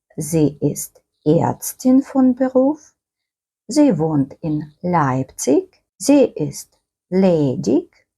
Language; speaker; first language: German; non-native, fluent; Ukrainian